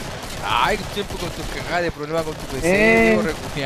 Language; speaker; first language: Spanish; native; Spanish